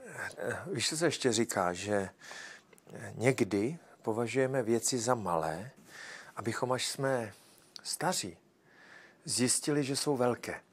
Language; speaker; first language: Czech; native; Czech